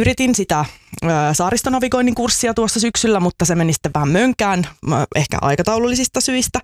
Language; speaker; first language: Finnish; native; Finnish